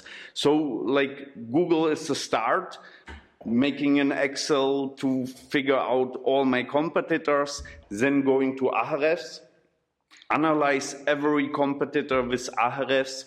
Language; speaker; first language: English; non-native, fluent; German